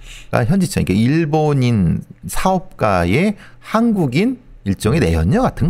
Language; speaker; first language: Korean; native; Korean